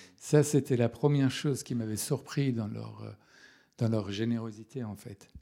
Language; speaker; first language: French; non-native, fluent; Persian